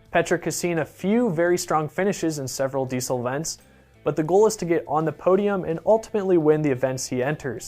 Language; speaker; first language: English; native; English